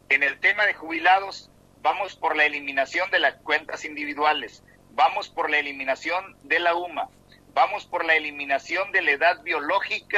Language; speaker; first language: Spanish; native; Spanish